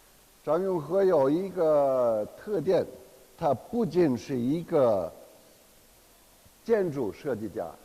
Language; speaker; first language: Chinese; non-native, fluent; German